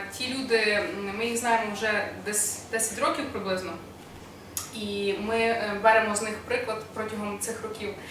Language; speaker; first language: Ukrainian; native; Ukrainian